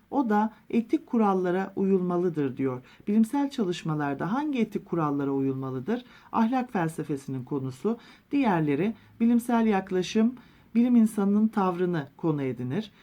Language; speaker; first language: Turkish; native; Turkish